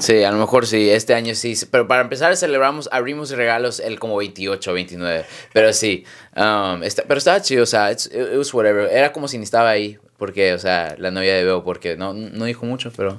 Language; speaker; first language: Spanish; early bilingual, heritage; Spanish